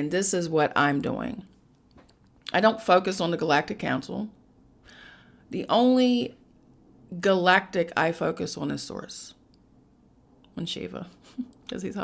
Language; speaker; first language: English; native; English